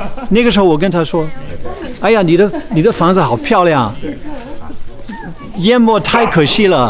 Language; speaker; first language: Chinese; non-native, fluent; English